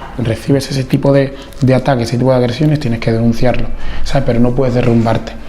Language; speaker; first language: Spanish; early bilingual, other home language; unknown